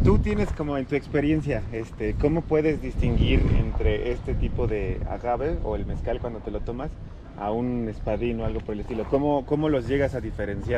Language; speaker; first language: Spanish; native; Spanish